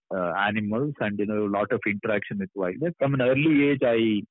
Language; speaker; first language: English; non-native, local second language; Kannada